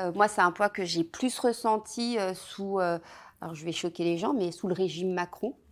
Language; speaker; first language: French; native; French